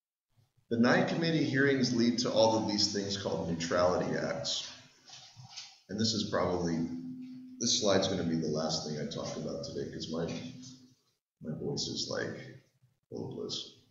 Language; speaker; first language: English; native; English